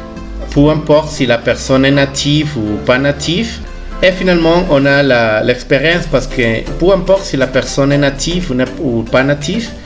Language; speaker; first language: French; non-native, fluent; Spanish